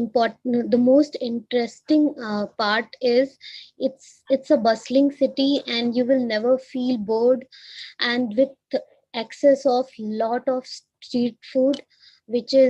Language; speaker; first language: English; non-native, learner; Hindi